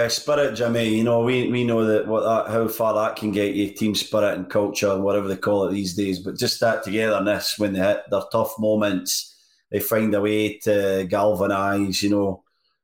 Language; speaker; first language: English; native; English